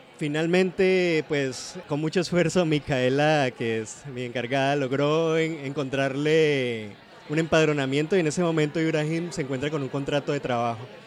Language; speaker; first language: Spanish; native; Spanish